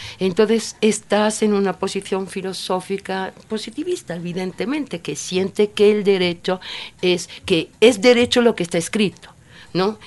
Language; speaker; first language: Spanish; non-native, fluent; Italian